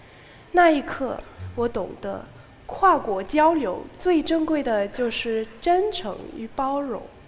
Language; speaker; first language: Chinese; non-native, fluent; English